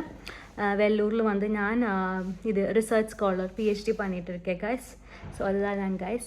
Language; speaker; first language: Tamil; non-native, local second language; Malayalam